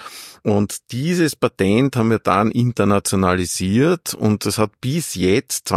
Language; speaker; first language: German; native; German